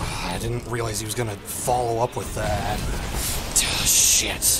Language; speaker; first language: English; native; English